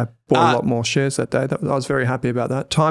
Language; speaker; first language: English; native; English